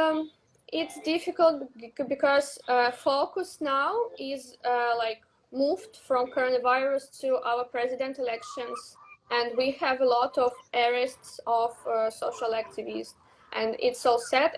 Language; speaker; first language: English; non-native, learner; Russian